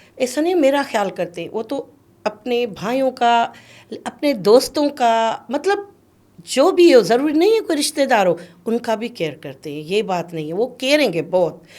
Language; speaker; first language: Urdu; non-native, local second language; Sindhi